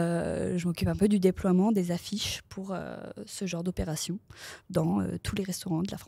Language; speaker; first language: French; native; French